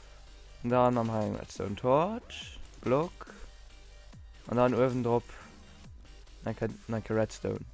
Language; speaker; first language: German; non-native, local second language; Luxembourgish